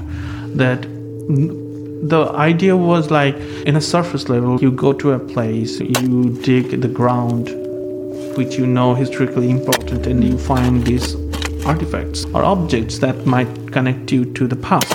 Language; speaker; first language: English; non-native, local second language; Bangla